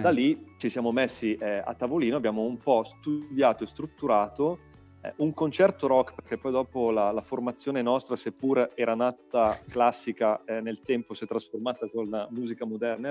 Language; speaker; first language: Italian; native; Italian